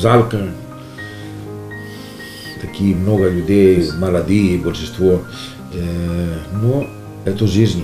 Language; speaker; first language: Russian; non-native, learner; Greek